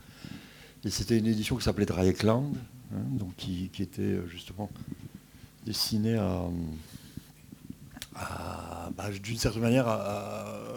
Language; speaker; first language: French; native; French